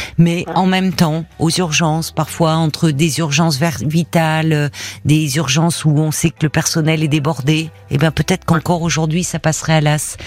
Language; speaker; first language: French; native; French